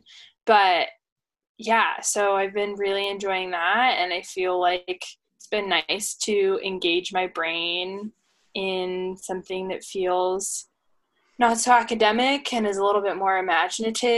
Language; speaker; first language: English; native; English